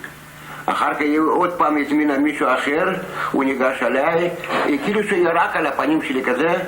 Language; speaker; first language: Hebrew; non-native, learner; Arabic